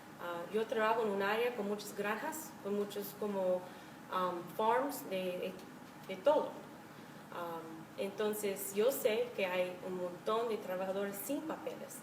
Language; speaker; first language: Spanish; non-native, fluent; English